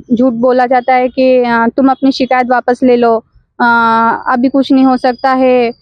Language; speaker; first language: Hindi; native; Hindi